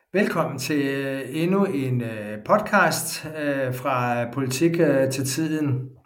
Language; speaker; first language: Danish; native; Danish